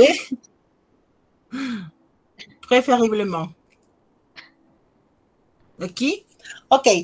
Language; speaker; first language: Spanish; native; Spanish